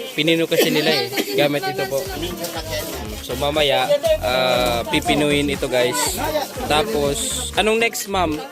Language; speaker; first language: Filipino; non-native, local second language; Bikol